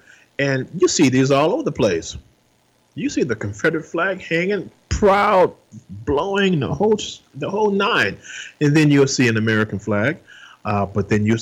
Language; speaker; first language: English; native; English